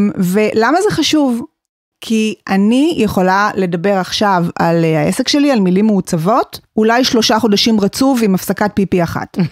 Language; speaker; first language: Hebrew; native; Hebrew